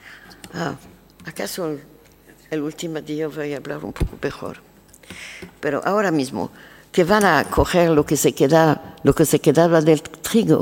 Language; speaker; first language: Spanish; non-native, learner; French